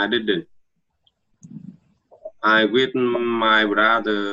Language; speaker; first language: English; non-native, learner; Vietnamese